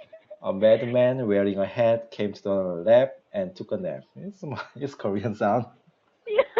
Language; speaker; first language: English; non-native, learner; Korean